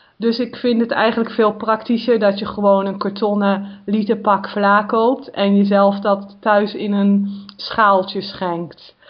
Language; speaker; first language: Dutch; native; Dutch